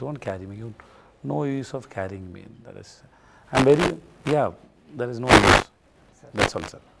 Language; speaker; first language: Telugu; non-native, learner; Tamil